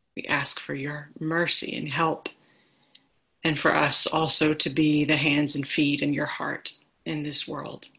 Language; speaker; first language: English; native; English